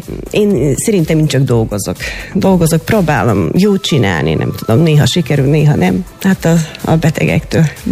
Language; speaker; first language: Hungarian; non-native, fluent; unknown